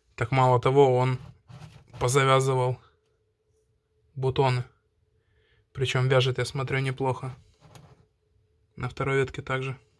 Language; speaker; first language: Russian; native; Russian